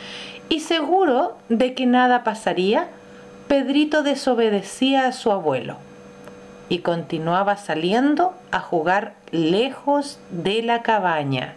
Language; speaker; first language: Spanish; native; Spanish